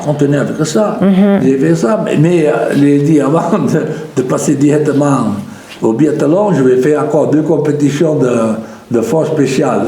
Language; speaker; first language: French; non-native, local second language; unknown